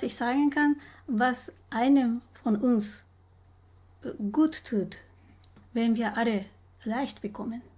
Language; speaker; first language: German; non-native, learner; Japanese